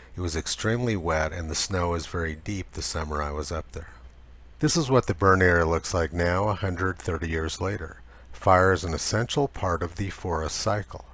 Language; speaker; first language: English; native; English